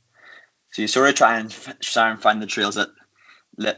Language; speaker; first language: English; native; English